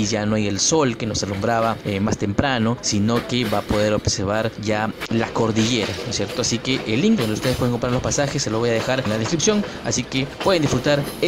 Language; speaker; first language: Spanish; native; Spanish